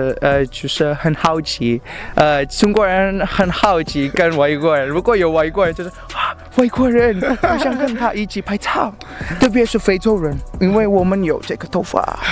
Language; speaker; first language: Chinese; non-native, learner; Indonesian